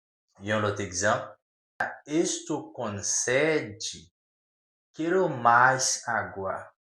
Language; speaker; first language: Portuguese; non-native, learner; Haitian Creole